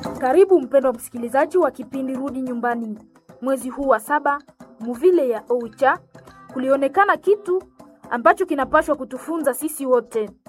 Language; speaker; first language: Swahili; non-native, local second language; Nande